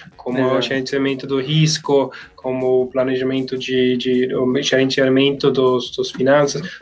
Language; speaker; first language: Portuguese; non-native, learner; German